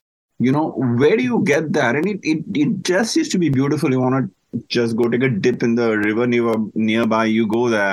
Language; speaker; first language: English; non-native, local second language; Malayalam